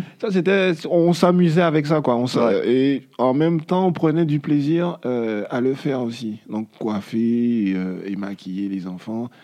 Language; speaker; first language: French; native; French